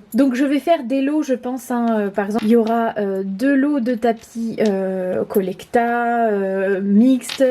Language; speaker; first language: French; native; French